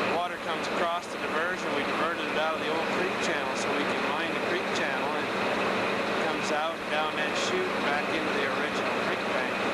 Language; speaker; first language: English; native; English